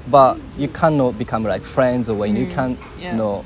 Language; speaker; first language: English; non-native, learner; Japanese